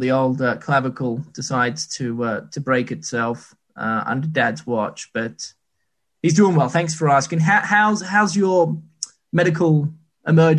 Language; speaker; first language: English; native; English